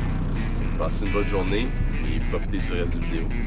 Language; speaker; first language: French; native; French